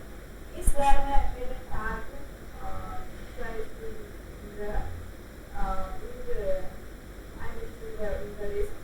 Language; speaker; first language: German; non-native, learner; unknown